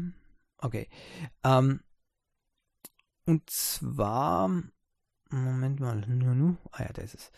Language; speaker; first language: German; native; German